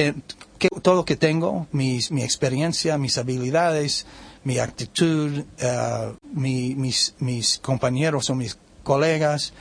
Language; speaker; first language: Spanish; non-native, learner; English